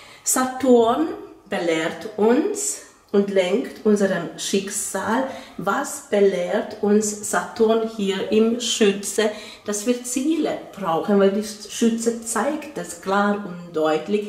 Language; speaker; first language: German; non-native, fluent; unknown